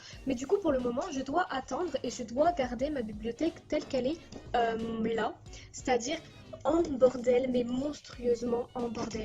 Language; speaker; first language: French; native; French